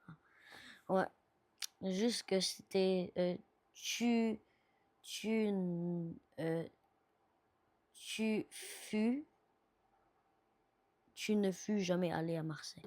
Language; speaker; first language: French; non-native, learner; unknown